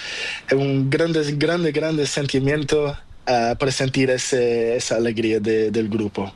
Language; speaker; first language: Spanish; non-native, learner; Portuguese